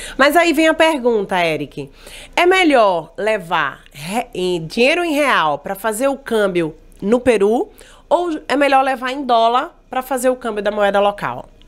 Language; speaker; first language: Portuguese; native; Portuguese